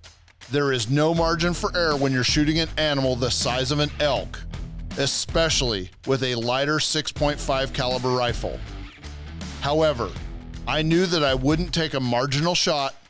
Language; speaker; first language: English; native; English